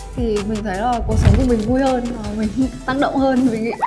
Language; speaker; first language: Vietnamese; native; Vietnamese